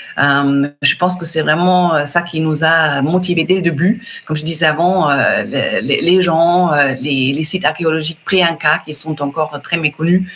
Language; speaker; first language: French; non-native, fluent; German